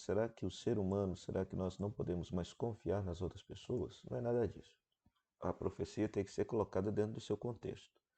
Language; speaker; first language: Portuguese; native; Portuguese